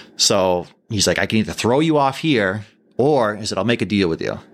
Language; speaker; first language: English; native; English